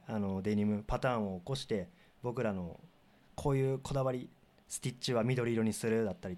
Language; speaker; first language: Japanese; native; Japanese